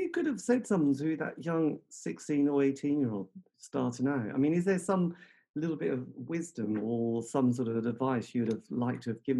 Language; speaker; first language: English; native; English